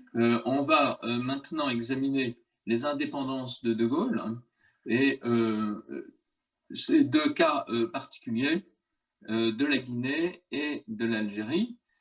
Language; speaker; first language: French; native; French